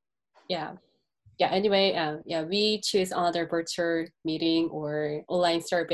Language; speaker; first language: English; non-native, learner; Korean